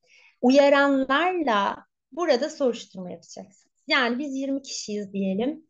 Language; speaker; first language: Turkish; native; Turkish